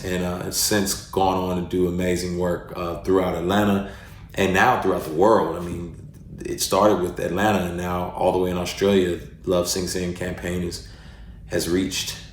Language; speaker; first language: English; native; English